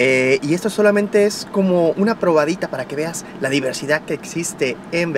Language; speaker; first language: Spanish; native; Spanish